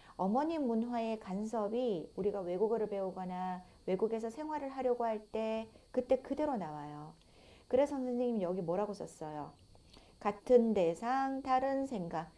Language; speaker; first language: Korean; native; Korean